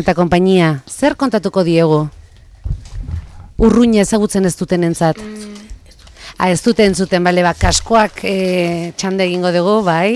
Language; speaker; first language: Basque; native; Basque